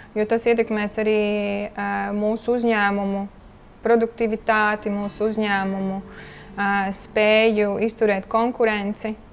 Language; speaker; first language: Latvian; early bilingual, heritage; Latvian